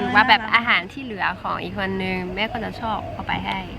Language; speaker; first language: Thai; non-native, fluent; Dutch